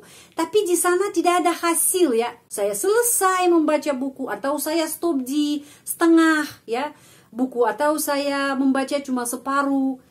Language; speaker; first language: Indonesian; non-native, fluent; Russian